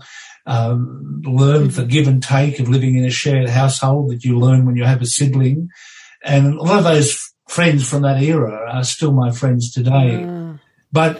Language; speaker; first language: English; native; English